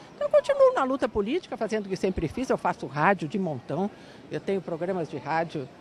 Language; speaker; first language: Portuguese; native; Portuguese